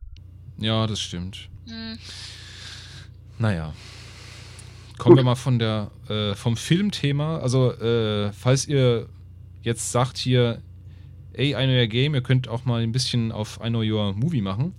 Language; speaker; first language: German; native; German